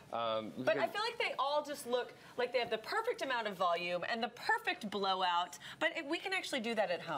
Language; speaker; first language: English; native; English